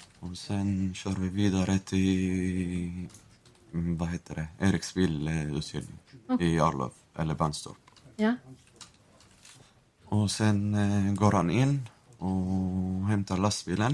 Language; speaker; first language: Swedish; non-native, fluent; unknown